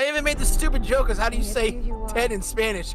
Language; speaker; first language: English; native; English